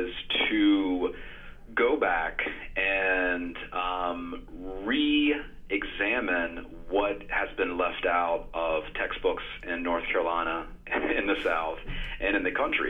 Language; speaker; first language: English; native; English